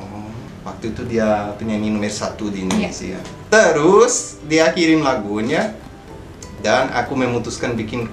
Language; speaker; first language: Indonesian; non-native, fluent; Portuguese